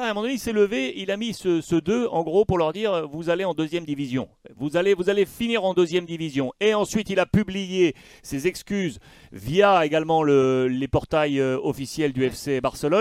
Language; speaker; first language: French; native; French